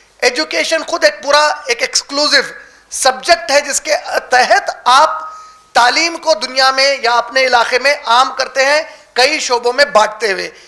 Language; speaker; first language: Urdu; native; Urdu